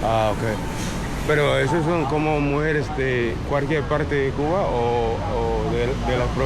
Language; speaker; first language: Spanish; non-native, fluent; English